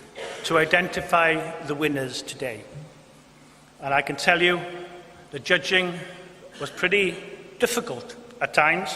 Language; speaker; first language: English; non-native, local second language; Welsh